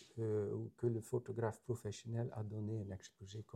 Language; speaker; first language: French; non-native, fluent; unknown